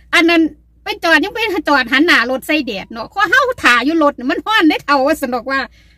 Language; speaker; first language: Thai; native; Thai